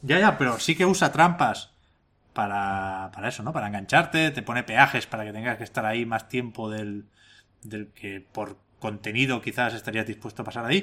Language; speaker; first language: Spanish; native; Spanish